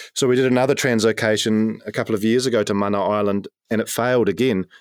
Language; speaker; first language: English; native; English